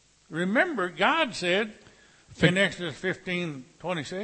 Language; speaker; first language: English; native; English